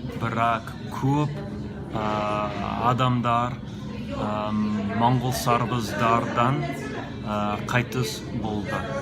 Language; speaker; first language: Kazakh; non-native, learner; English